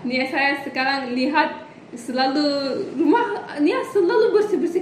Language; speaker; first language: Indonesian; non-native, learner; Turkish